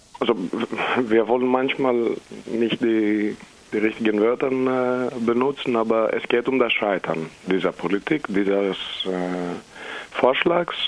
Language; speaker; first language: German; non-native, fluent; Greek